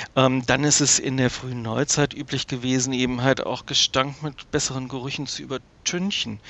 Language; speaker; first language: German; native; German